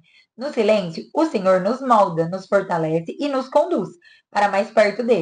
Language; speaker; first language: Portuguese; native; Portuguese